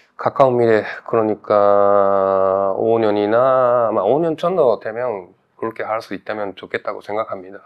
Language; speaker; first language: Korean; non-native, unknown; Japanese